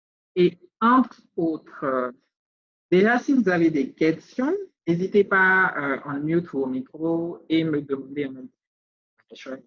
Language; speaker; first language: French; native; French